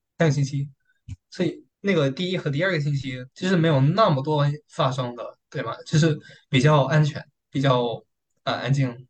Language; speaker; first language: Chinese; non-native, learner; English